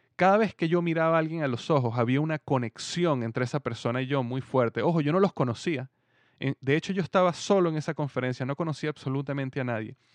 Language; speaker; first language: Spanish; native; Spanish